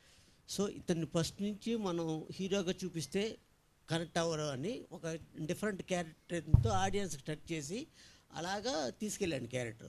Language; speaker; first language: Telugu; native; Telugu